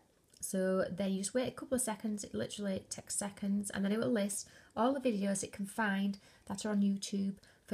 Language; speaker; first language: English; native; English